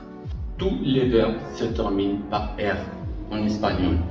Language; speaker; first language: French; non-native, fluent; Spanish